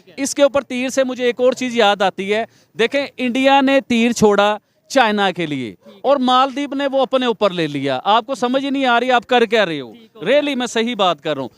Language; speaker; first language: Urdu; non-native, local second language; Punjabi